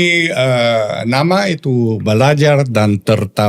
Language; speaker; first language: Indonesian; non-native, learner; Dutch